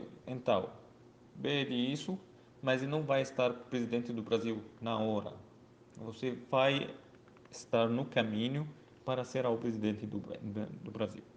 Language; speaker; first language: Portuguese; non-native, learner; Arabic